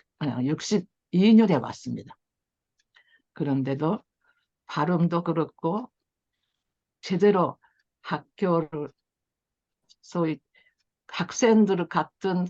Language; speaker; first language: Korean; early bilingual, heritage; Korean